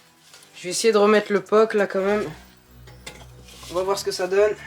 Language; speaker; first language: French; native; French